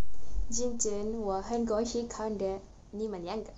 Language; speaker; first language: Chinese; non-native, learner; Malay